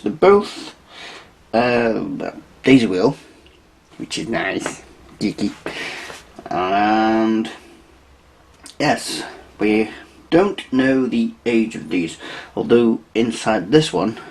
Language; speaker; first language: English; native; English